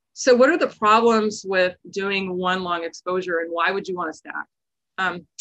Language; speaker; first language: English; native; English